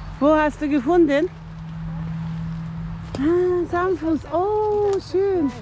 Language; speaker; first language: German; non-native, learner; Turkish